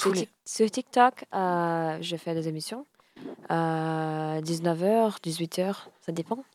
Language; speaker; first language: French; non-native, learner; Portuguese